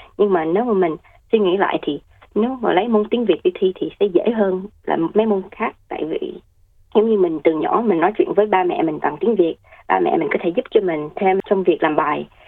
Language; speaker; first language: Vietnamese; early bilingual, heritage; Vietnamese